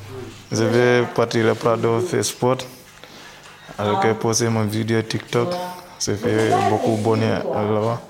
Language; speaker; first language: French; non-native, learner; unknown